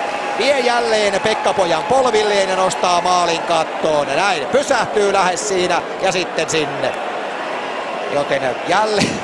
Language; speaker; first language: Finnish; native; Finnish